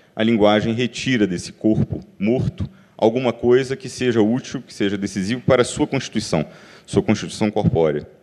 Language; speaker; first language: Portuguese; native; Portuguese